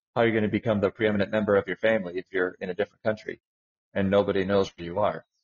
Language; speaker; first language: English; native; English